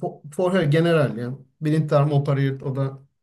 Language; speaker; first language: German; non-native, learner; Turkish